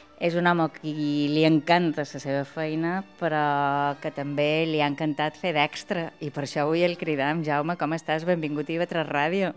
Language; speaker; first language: Catalan; native; Catalan